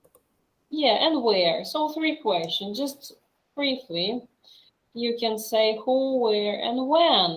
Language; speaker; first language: English; non-native, fluent; Russian